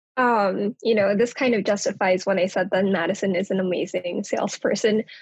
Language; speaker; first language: English; non-native, local second language; Nepali